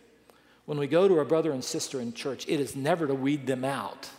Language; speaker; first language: English; native; English